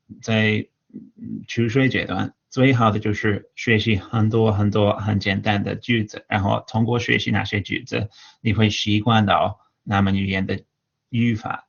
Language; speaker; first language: Chinese; non-native, fluent; English